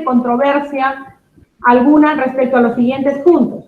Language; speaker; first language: Spanish; native; Spanish